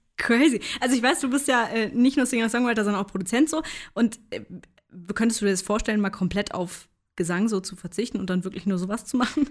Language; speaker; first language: German; native; German